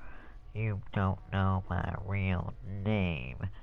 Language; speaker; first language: English; native; English